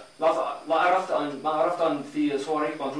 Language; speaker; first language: Arabic; non-native, learner; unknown